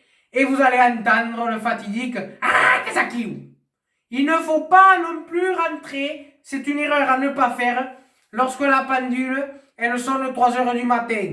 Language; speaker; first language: French; native; French